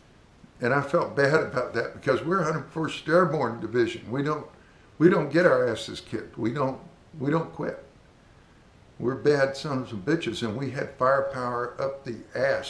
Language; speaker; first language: English; native; English